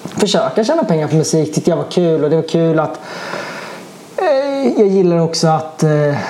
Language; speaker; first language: Swedish; native; Swedish